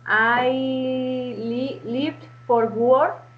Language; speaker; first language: English; non-native, learner; Spanish